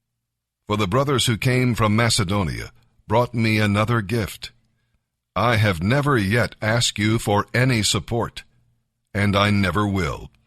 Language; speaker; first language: English; native; English